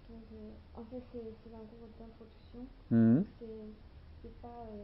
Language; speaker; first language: French; non-native, learner; Chinese